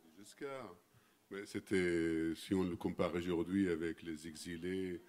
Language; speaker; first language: French; non-native, fluent; Arabic